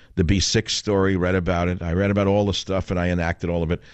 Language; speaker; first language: English; native; English